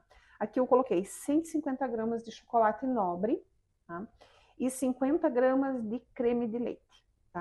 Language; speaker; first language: Portuguese; native; Portuguese